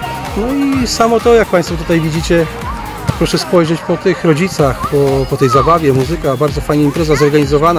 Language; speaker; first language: Polish; native; Polish